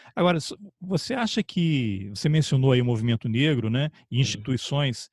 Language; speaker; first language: Portuguese; native; Portuguese